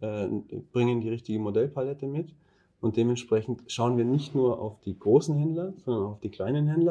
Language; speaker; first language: German; native; German